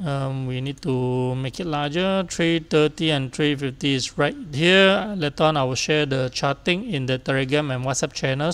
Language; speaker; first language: English; non-native, local second language; Chinese